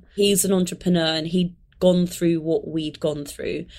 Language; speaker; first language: English; native; English